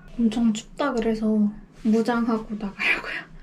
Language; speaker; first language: Korean; native; Korean